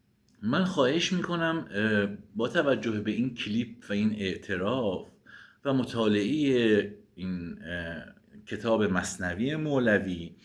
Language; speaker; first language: Persian; native; Persian